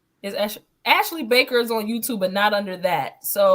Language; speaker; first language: English; native; English